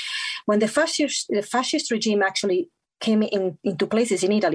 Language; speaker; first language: English; non-native, fluent; Italian